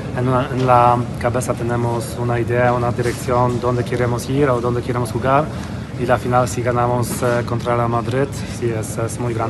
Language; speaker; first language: Spanish; non-native, fluent; Polish